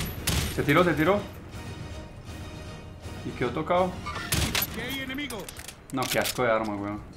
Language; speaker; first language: Spanish; native; Spanish